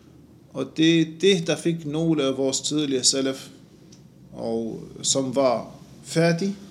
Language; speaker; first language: Danish; non-native, fluent; Arabic